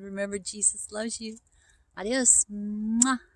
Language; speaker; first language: English; native; English